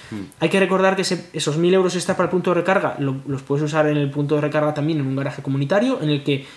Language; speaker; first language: Spanish; native; Spanish